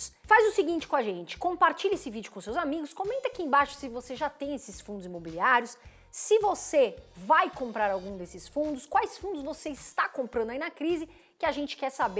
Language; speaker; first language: Portuguese; native; Portuguese